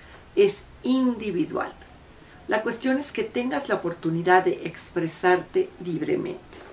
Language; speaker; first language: Spanish; native; Spanish